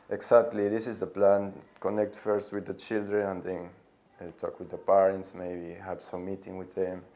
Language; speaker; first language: English; non-native, learner; Spanish